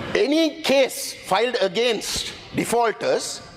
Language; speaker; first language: English; non-native, local second language; Tamil